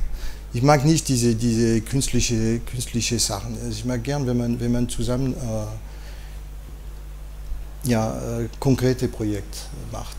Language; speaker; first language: German; non-native, fluent; French